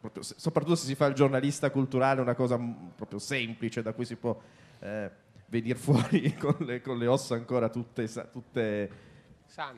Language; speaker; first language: Italian; native; Italian